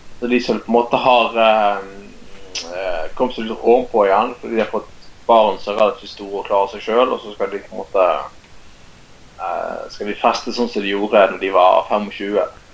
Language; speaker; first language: Norwegian; native; Norwegian